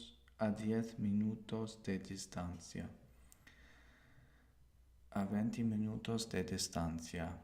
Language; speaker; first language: Spanish; non-native, learner; English